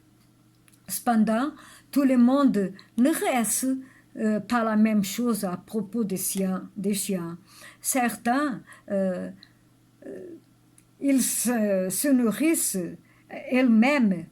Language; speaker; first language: French; non-native, learner; Portuguese